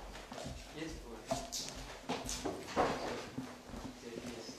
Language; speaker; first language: Russian; non-native, learner; Thai